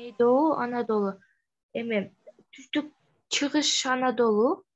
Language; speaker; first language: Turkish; non-native, learner; Kyrgyz